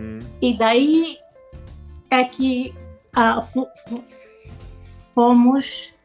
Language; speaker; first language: Portuguese; non-native, local second language; Spanish